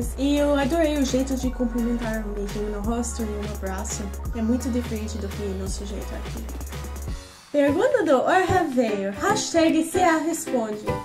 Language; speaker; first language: Portuguese; non-native, fluent; English